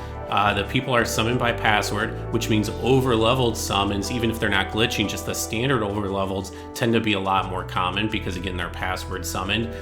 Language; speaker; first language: English; native; English